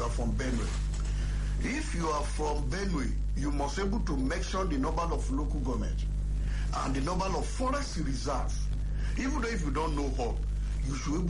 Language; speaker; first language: English; non-native, local second language; Yoruba